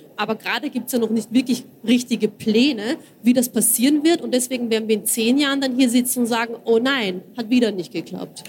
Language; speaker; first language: German; early bilingual, other home language; Bosnian